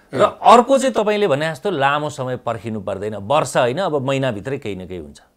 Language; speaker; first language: Nepali; native; Nepali